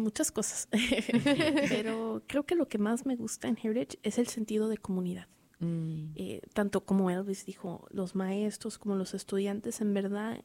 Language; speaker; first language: Spanish; early bilingual, heritage; Spanish